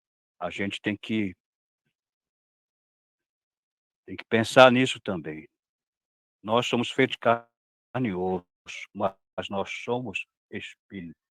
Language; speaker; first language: Portuguese; non-native, local second language; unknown